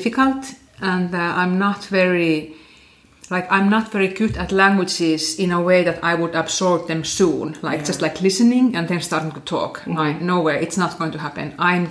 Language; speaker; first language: English; non-native, fluent; Finnish